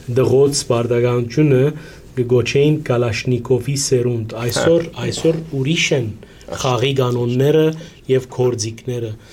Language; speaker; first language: Armenian; early bilingual, heritage; Armenian